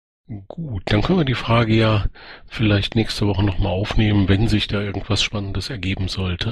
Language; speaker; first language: German; native; German